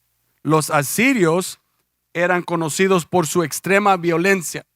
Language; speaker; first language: Spanish; early bilingual, heritage; Spanish